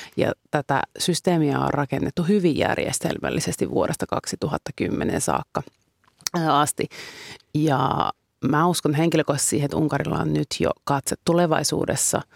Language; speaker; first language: Finnish; native; Finnish